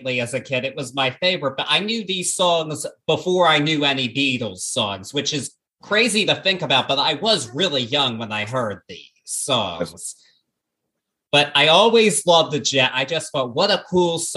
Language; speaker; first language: English; native; English